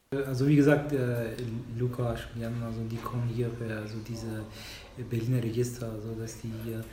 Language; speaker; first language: German; non-native, fluent; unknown